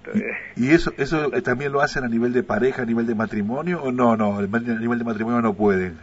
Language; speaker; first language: Spanish; native; Spanish